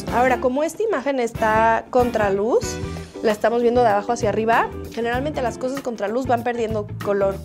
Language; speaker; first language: Spanish; native; Spanish